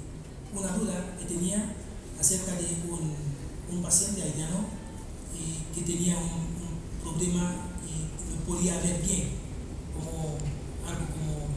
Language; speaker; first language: Spanish; non-native, fluent; Haitian Creole